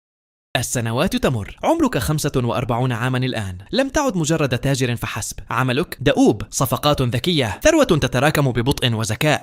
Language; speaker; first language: Arabic; native; Arabic